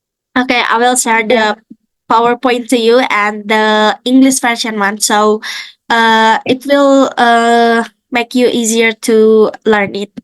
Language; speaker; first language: English; non-native, fluent; Indonesian